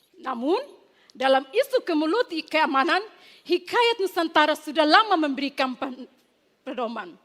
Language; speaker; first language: Malay; non-native, fluent; Tetum